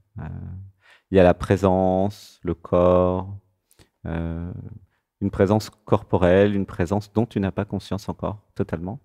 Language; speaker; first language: French; native; French